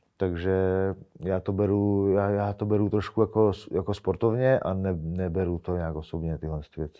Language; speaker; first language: Czech; native; Czech